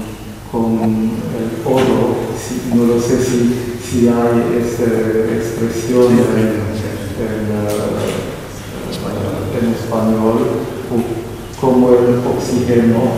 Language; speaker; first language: Spanish; non-native, learner; Romanian